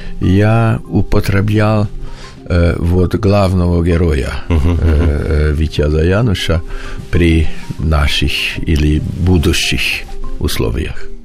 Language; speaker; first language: Russian; non-native, learner; Hungarian